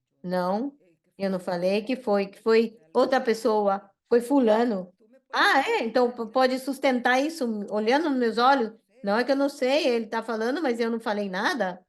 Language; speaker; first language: Portuguese; non-native, fluent; Spanish